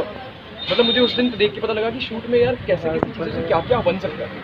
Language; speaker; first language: Hindi; native; Hindi